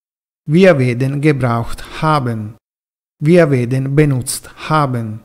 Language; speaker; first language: German; non-native, fluent; Italian